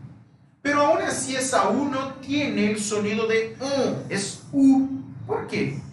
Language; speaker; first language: Spanish; non-native, fluent; Portuguese